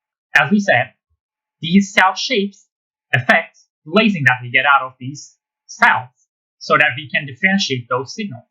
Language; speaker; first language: English; non-native, fluent; Turkish